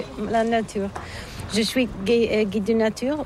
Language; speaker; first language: French; non-native, learner; Bulgarian